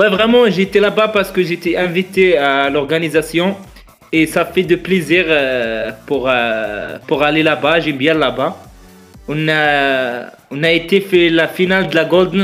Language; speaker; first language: French; non-native, fluent; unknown